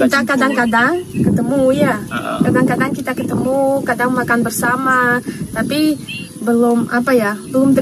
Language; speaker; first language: Indonesian; non-native, fluent; Russian